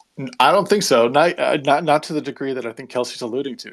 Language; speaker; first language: English; native; English